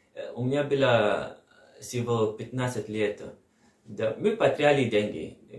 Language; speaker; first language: Russian; non-native, learner; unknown